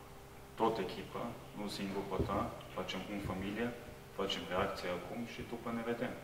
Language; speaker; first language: Romanian; non-native, learner; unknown